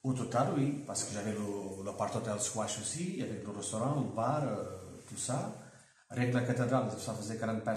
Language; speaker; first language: French; non-native, fluent; Portuguese